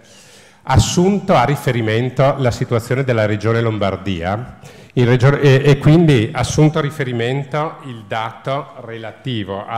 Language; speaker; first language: Italian; native; Italian